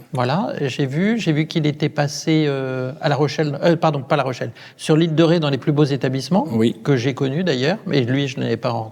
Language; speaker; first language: French; native; French